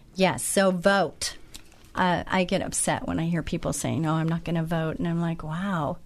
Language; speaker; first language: English; native; English